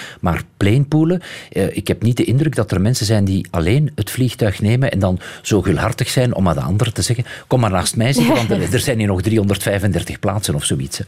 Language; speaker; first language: Dutch; native; Dutch